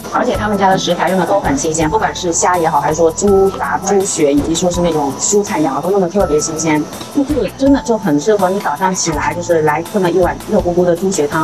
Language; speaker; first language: Chinese; native; Chinese